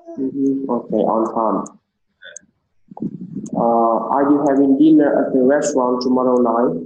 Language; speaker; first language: English; non-native, learner; Vietnamese